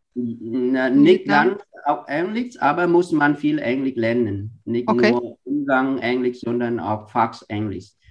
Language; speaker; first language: German; non-native, fluent; Vietnamese